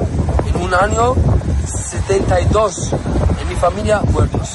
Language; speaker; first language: Spanish; non-native, learner; Arabic